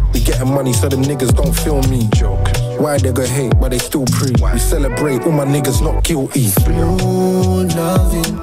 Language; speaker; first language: English; native; English